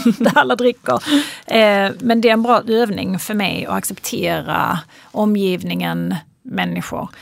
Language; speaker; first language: Swedish; early bilingual, other home language; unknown